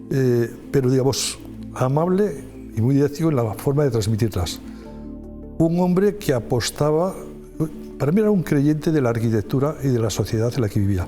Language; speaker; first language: Spanish; native; Spanish